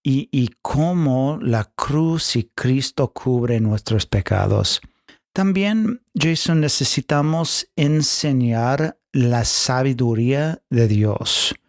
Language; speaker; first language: Spanish; non-native, fluent; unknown